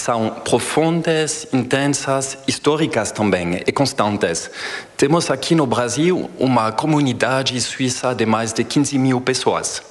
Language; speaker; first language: Portuguese; non-native, fluent; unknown